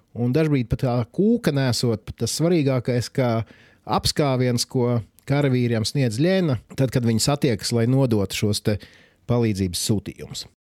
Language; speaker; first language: Latvian; native; Latvian